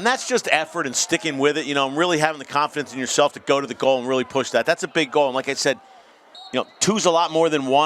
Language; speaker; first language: English; native; English